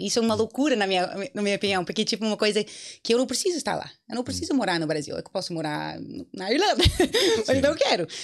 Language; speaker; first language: Portuguese; non-native, fluent; English